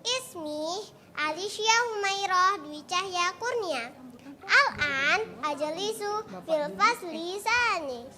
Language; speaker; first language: Arabic; non-native, learner; Indonesian